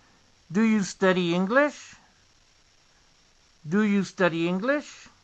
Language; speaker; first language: English; non-native, fluent; Spanish